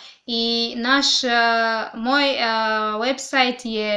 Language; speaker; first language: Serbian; non-native, learner; English